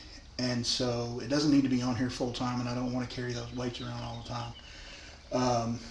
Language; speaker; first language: English; native; English